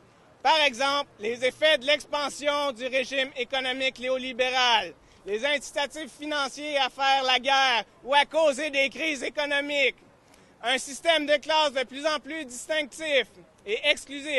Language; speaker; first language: French; native; French